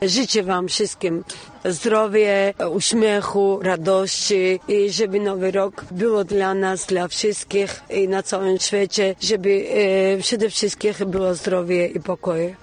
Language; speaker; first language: Polish; non-native, fluent; Georgian